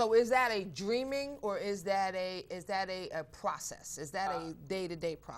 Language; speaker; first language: English; native; English